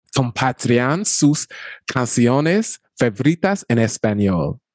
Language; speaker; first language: Spanish; non-native, learner; English